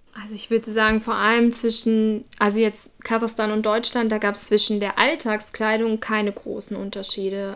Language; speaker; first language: German; early bilingual, other home language; Russian